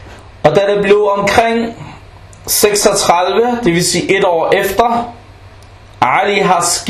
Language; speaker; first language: Danish; non-native, local second language; Arabic